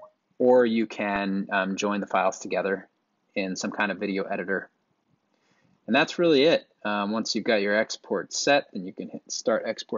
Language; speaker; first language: English; native; English